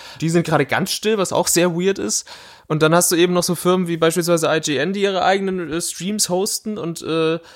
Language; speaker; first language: German; native; German